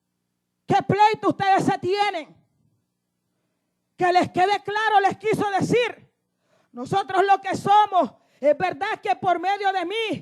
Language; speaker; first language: Spanish; native; Spanish